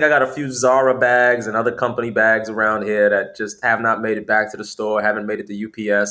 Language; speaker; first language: English; native; English